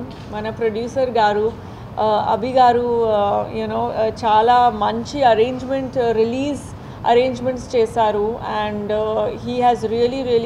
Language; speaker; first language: Telugu; non-native, fluent; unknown